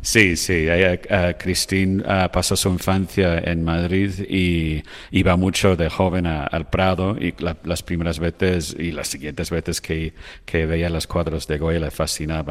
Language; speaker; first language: Spanish; non-native, fluent; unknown